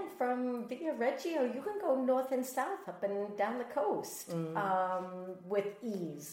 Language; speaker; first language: English; native; English